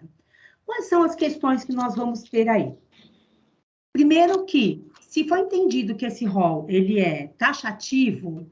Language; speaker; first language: Portuguese; native; Portuguese